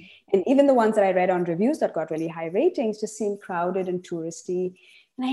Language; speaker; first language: English; non-native, local second language; Tamil